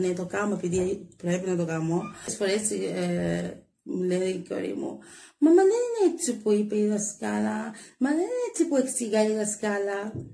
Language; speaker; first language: Greek; non-native, learner; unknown